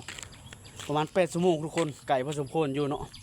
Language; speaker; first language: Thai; non-native, local second language; Northeastern Thai